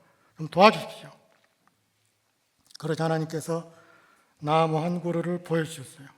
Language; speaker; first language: Korean; native; Korean